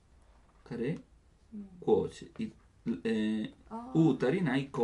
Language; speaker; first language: Japanese; non-native, learner; Italian